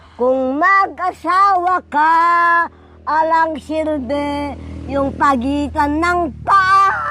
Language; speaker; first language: Filipino; native; Filipino